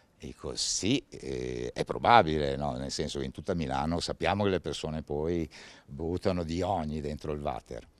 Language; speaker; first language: Italian; native; Italian